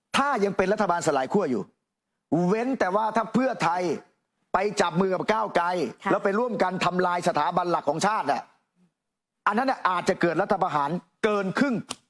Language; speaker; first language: Thai; native; Thai